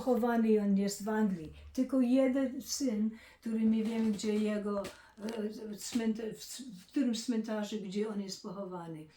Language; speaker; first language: Polish; early bilingual, heritage; Polish